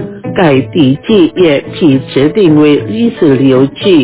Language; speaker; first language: Chinese; early bilingual, heritage; Chinese